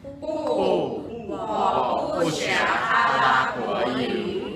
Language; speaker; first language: Chinese; non-native, learner; Thai